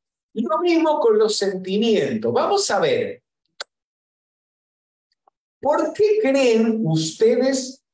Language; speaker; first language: Spanish; native; Spanish